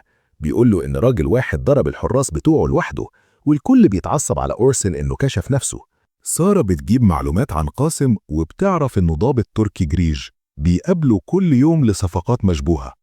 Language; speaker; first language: Arabic; native; Arabic